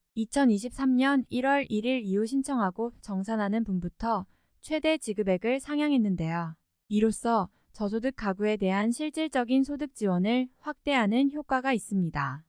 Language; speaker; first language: Korean; native; Korean